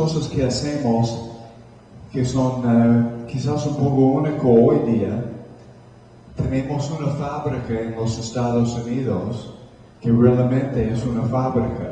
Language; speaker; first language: Spanish; non-native, fluent; English